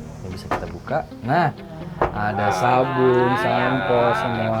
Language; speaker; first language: Indonesian; native; Indonesian